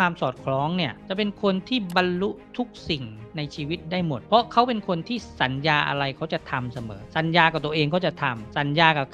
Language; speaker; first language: Thai; native; Thai